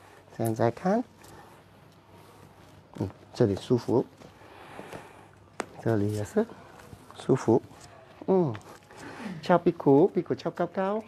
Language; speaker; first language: Chinese; non-native, local second language; Cantonese